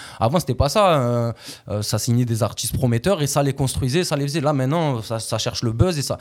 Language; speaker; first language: French; native; French